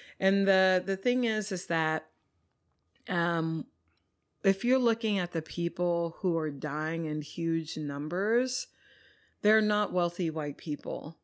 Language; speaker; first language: English; native; English